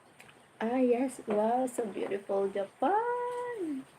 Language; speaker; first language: English; non-native, learner; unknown